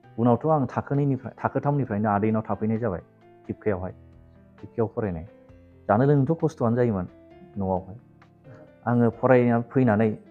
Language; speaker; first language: Bodo; native; Bodo